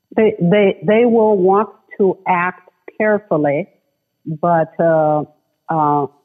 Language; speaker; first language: English; non-native, fluent; Chinese